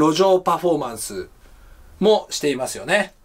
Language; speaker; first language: Japanese; native; Japanese